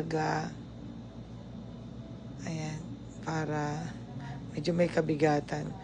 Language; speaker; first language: Filipino; native; Filipino